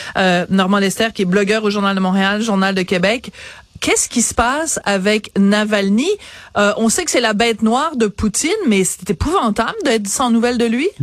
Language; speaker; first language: French; native; French